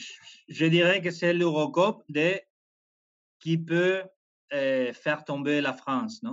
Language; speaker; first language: French; non-native, fluent; Spanish